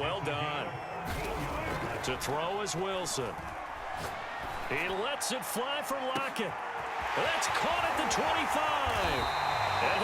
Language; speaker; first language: English; native; English